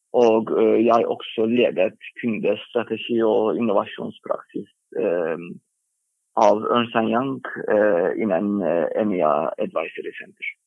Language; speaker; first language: Norwegian; non-native, fluent; Turkish